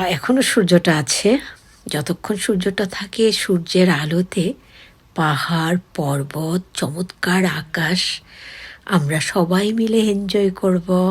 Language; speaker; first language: Bangla; early bilingual, heritage; Bangla